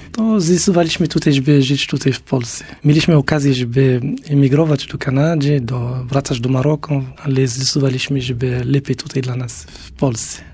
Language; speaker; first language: Polish; non-native, learner; Arabic